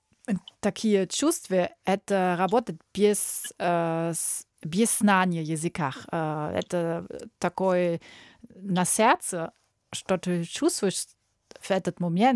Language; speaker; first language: Russian; non-native, learner; German